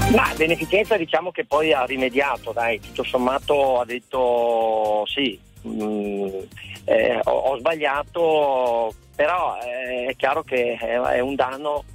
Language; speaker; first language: Italian; native; Italian